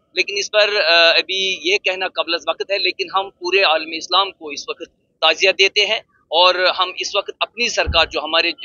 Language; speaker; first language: Urdu; non-native, local second language; Kashmiri